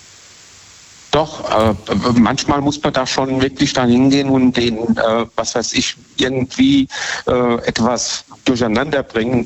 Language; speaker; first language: German; native; German